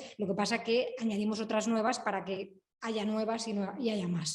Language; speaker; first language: Spanish; native; Spanish